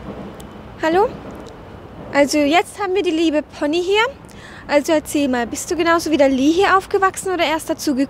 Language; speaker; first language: German; native; German